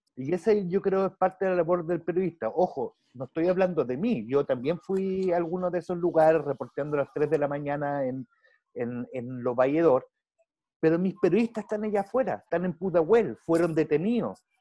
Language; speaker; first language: Spanish; early bilingual, heritage; Spanish